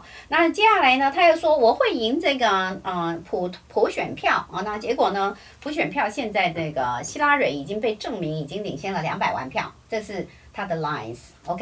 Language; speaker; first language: Chinese; native; Chinese